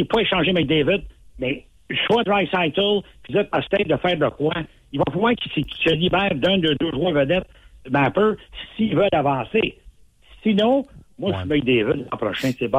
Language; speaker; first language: French; native; French